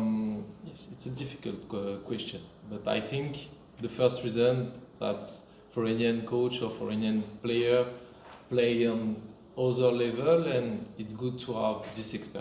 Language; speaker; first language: English; non-native, fluent; French